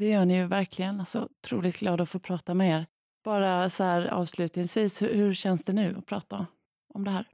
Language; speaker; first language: Swedish; native; Swedish